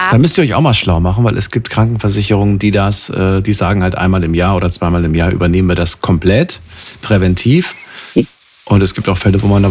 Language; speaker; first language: German; native; German